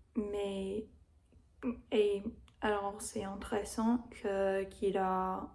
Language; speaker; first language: French; non-native, learner; English